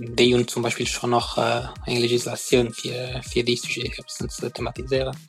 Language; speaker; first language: Luxembourgish; non-native, fluent; French